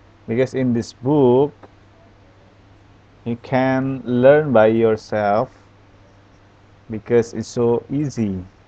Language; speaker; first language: English; non-native, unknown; Indonesian